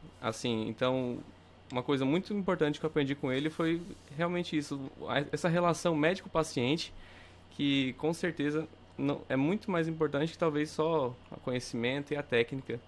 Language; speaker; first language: Portuguese; native; Portuguese